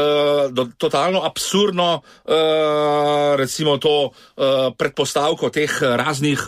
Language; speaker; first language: Slovenian; native; Slovenian